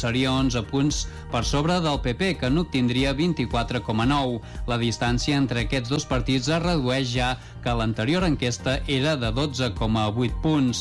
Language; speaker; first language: Catalan; native; Catalan